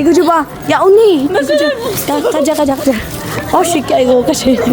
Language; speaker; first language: Korean; non-native, learner; Filipino